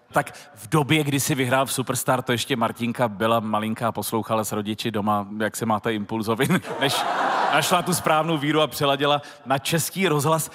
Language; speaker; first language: Czech; native; Czech